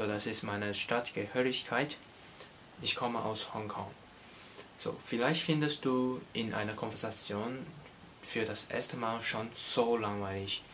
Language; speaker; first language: German; non-native, learner; Cantonese